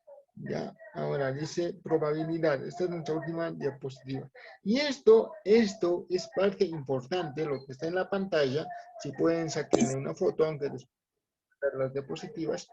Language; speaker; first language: Spanish; native; Spanish